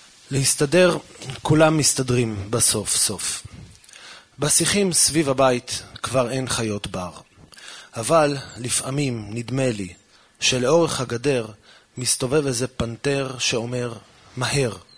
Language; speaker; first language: Hebrew; early bilingual, heritage; Hebrew